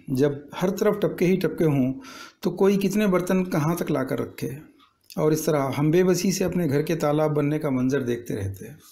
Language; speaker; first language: Urdu; native; Urdu